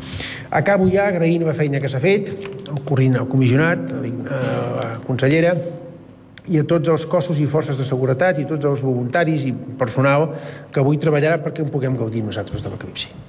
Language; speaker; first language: Catalan; native; Catalan